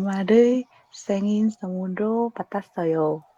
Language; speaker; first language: Korean; non-native, learner; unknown